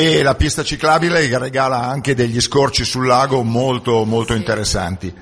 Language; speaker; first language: Italian; native; Italian